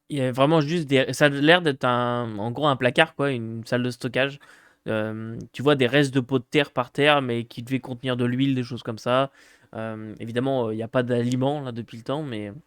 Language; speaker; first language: French; native; French